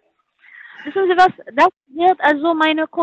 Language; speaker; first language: German; non-native, fluent; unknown